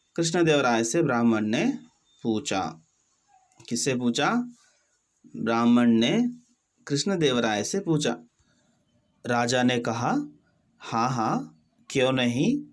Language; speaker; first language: Hindi; non-native, local second language; Kannada